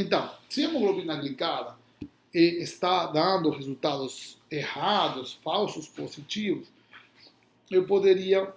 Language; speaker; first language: Portuguese; non-native, fluent; Spanish